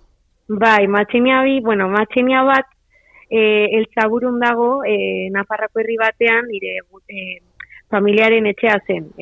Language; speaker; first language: Basque; non-native, local second language; Spanish